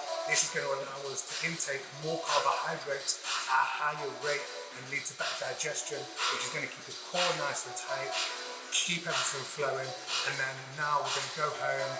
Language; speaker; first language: English; native; English